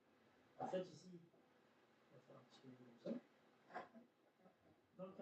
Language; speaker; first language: French; native; French